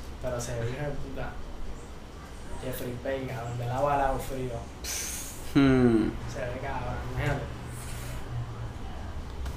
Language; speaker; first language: Spanish; native; Spanish